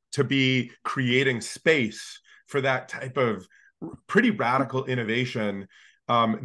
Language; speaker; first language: English; native; English